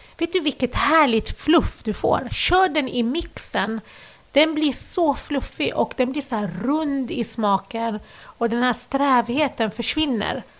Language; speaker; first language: Swedish; early bilingual, other home language; Arabic